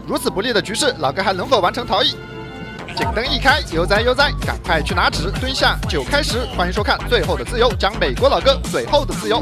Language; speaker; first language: Chinese; native; Chinese